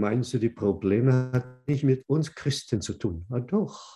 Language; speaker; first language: German; non-native, fluent; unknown